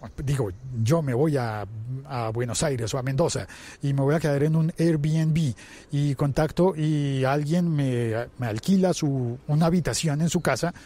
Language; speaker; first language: Spanish; native; Spanish